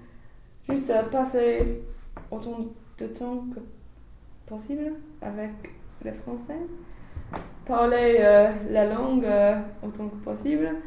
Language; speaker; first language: French; non-native, fluent; English